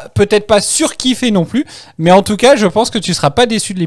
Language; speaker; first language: French; native; French